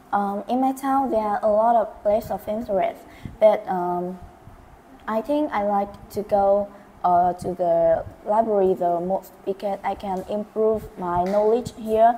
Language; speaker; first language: English; non-native, learner; Vietnamese